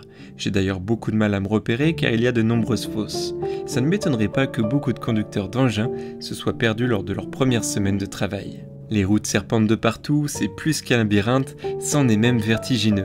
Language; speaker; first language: French; native; French